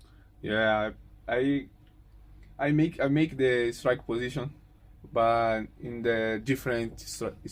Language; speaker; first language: English; non-native, learner; Portuguese